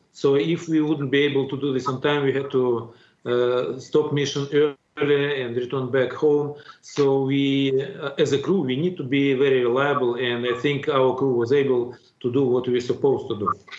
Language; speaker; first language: English; non-native, fluent; Russian